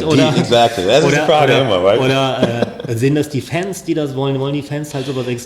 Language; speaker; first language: German; native; German